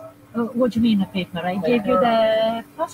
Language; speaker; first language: English; non-native, fluent; Italian